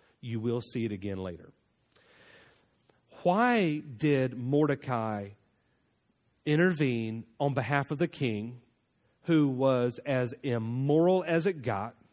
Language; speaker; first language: English; native; English